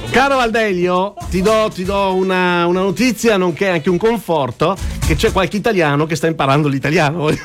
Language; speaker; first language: Italian; native; Italian